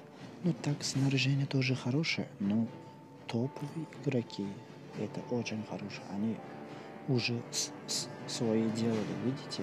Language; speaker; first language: Russian; non-native, local second language; Uzbek